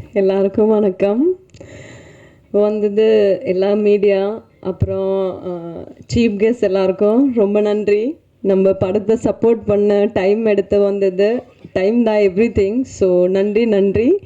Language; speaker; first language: Tamil; non-native, fluent; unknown